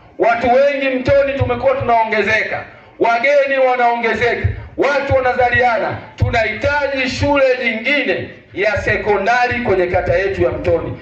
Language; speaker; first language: Swahili; native; Swahili